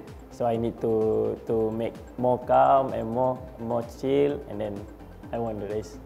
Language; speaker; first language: English; non-native, learner; Malay